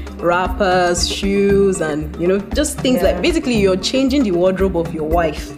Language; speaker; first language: English; non-native, local second language; Hausa